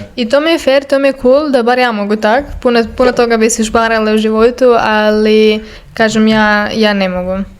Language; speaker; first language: Bosnian; early bilingual, heritage; Bosnian